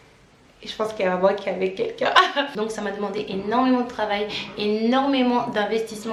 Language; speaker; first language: French; native; French